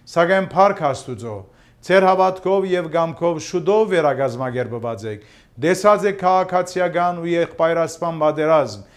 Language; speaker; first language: Armenian; early bilingual, heritage; Armenian